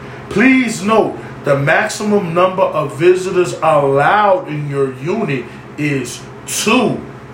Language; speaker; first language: English; native; English